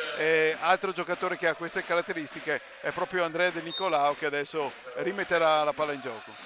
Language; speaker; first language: Italian; native; Italian